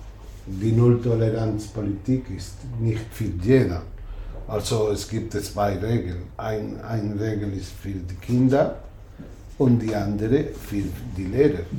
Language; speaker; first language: German; non-native, learner; Spanish